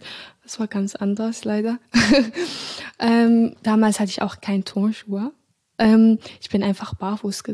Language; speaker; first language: German; non-native, fluent; Arabic